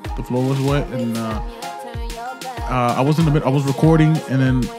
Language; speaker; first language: English; early bilingual, other home language; Spanish